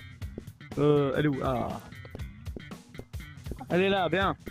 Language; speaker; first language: French; native; French